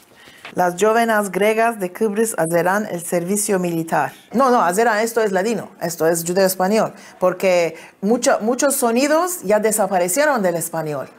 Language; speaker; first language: Spanish; early bilingual, heritage; Ladino